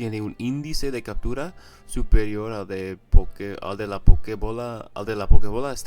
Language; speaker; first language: Spanish; non-native, fluent; English